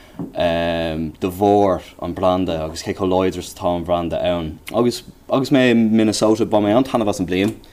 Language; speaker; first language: Irish; native; Irish